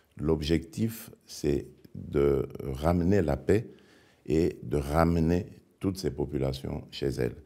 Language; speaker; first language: French; non-native, local second language; Lingala